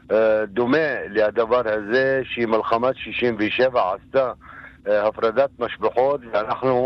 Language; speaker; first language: Hebrew; non-native, local second language; Arabic